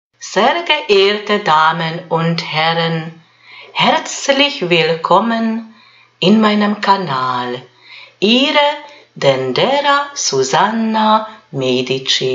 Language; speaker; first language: German; non-native, fluent; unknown